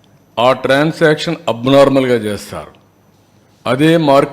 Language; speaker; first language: Telugu; native; Telugu